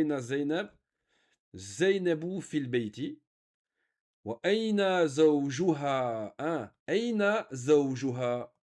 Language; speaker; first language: Arabic; non-native, fluent; French